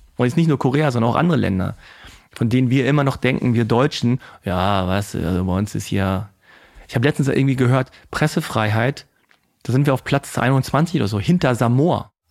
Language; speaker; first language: German; native; German